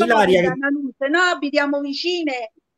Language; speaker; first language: Italian; native; Italian